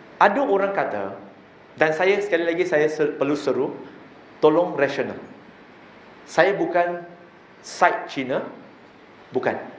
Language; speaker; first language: Malay; non-native, local second language; Chinese